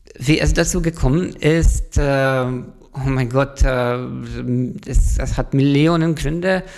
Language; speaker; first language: German; non-native, fluent; Hungarian